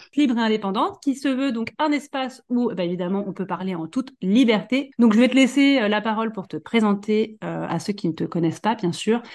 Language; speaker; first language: French; native; French